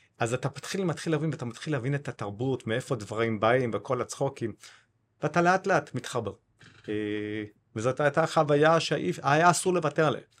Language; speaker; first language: Hebrew; non-native, fluent; English